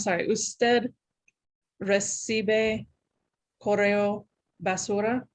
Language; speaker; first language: Spanish; non-native, learner; English